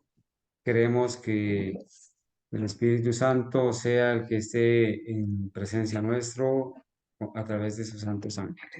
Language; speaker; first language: Spanish; native; Spanish